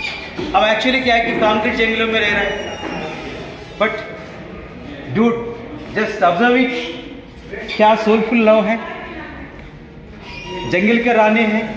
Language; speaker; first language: Hindi; native; Hindi